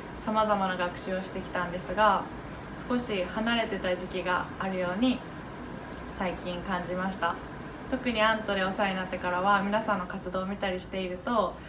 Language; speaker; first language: Japanese; native; Japanese